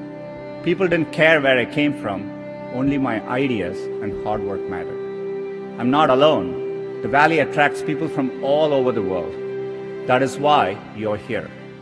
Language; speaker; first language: English; non-native, local second language; Tamil